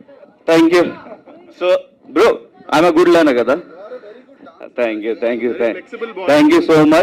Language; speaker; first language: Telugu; non-native, local second language; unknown